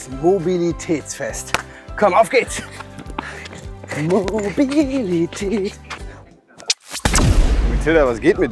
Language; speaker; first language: German; native; German